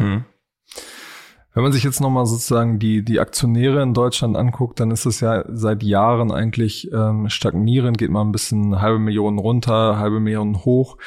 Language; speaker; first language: German; native; German